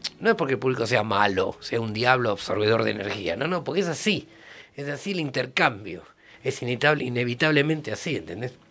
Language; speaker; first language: Spanish; native; Spanish